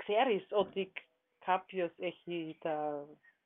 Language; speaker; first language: Greek; non-native, learner; German